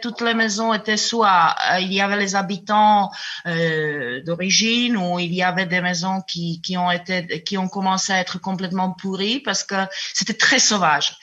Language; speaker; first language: French; non-native, fluent; Czech